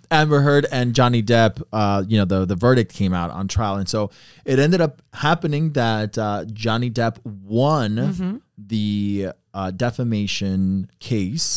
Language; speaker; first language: English; early bilingual, other home language; Spanish